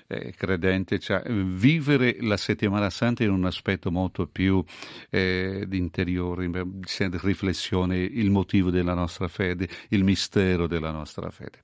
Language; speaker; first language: Italian; non-native, fluent; Portuguese